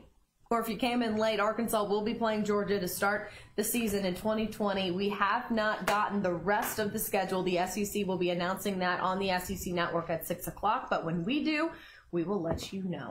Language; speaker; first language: English; native; English